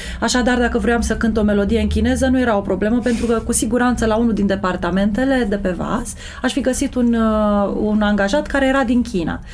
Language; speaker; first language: Romanian; native; Romanian